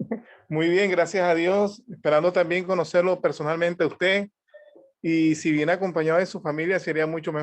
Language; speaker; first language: Spanish; native; Spanish